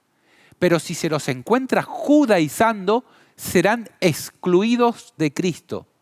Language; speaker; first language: Spanish; native; Spanish